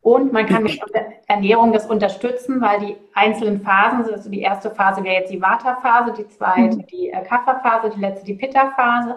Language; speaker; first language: German; native; German